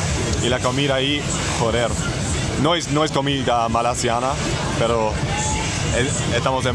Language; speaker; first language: Spanish; non-native, learner; Dutch